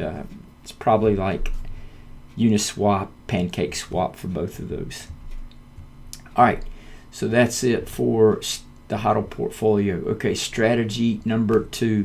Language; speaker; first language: English; native; English